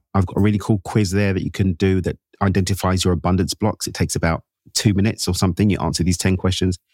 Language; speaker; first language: English; native; English